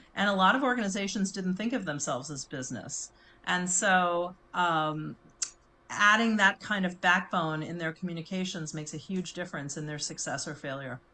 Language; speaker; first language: English; native; English